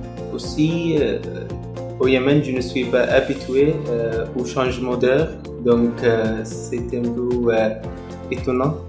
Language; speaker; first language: French; non-native, learner; Arabic